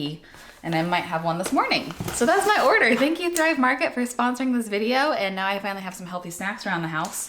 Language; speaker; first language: English; native; English